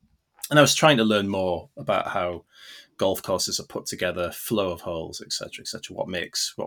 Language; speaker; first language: English; native; English